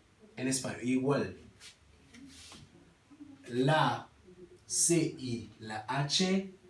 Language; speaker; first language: Spanish; non-native, learner; Haitian Creole